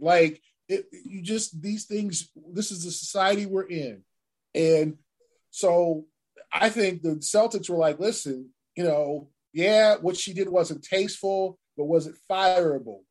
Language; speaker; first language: English; native; English